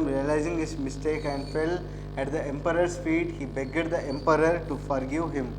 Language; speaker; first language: English; non-native, local second language; Telugu